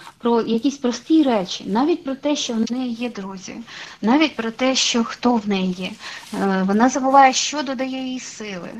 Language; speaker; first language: Ukrainian; non-native, local second language; Russian